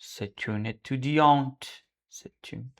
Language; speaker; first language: French; non-native, learner; Portuguese